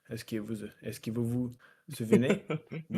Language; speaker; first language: French; non-native, learner; Russian